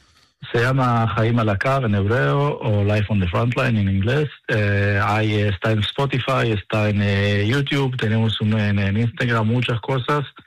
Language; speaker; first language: Spanish; non-native, learner; Hebrew